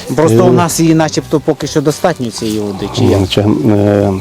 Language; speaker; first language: Ukrainian; native; Ukrainian